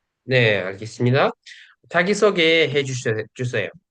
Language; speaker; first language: Korean; non-native, fluent; Uzbek